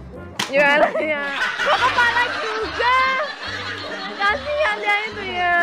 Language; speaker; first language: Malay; non-native, local second language; Javanese